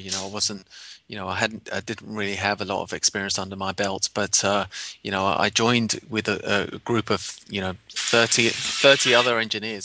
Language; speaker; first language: English; native; English